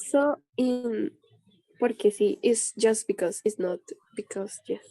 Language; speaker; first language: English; non-native, learner; Spanish